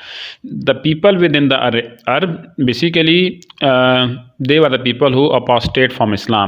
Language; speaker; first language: English; non-native, local second language; Urdu